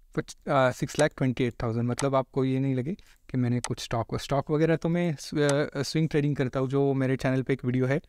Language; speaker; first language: Hindi; non-native, local second language; Marathi